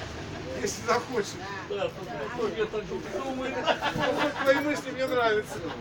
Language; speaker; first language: Russian; native; Russian